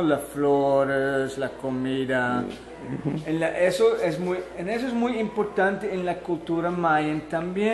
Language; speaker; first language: Spanish; non-native, fluent; Dutch